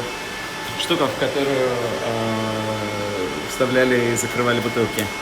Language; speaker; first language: Russian; native; Russian